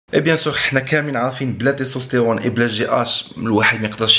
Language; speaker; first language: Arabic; native; Arabic